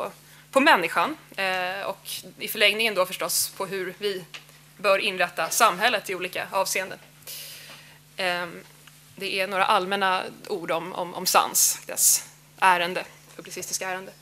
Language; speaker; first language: Swedish; native; Swedish